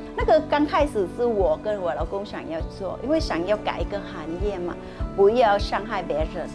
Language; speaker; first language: Chinese; non-native, fluent; Vietnamese